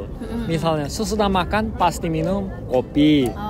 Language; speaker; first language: Indonesian; non-native, fluent; Korean